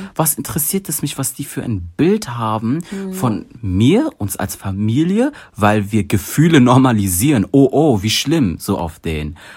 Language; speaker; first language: German; early bilingual, other home language; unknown